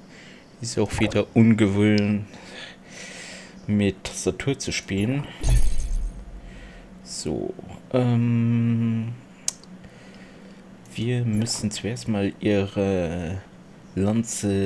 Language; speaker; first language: German; non-native, local second language; Luxembourgish